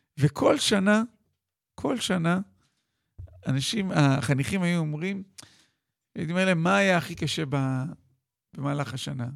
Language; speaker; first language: Hebrew; native; Hebrew